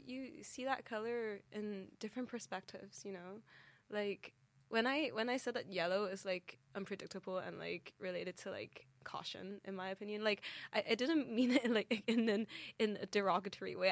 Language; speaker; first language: English; non-native, local second language; Cantonese